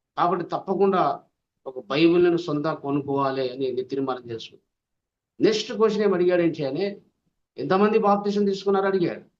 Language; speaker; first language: Telugu; non-native, local second language; Lambadi